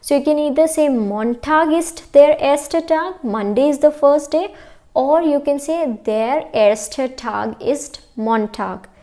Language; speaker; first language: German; non-native, fluent; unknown